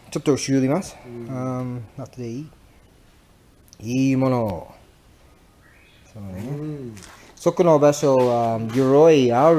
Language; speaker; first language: Japanese; non-native, learner; English